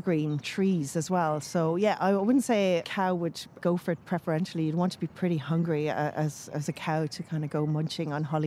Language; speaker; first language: English; native; English